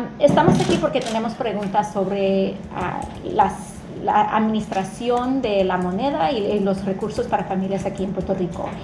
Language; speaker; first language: Spanish; non-native, learner; English